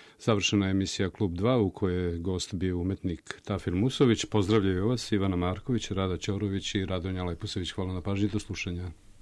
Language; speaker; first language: Serbian; native; Serbian